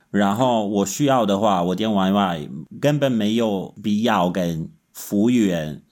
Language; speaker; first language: Chinese; non-native, fluent; Italian